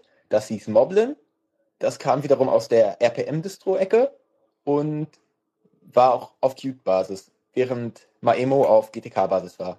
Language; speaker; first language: German; native; German